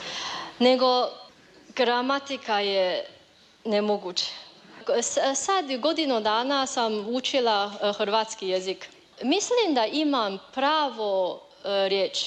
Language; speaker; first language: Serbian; non-native, learner; Chinese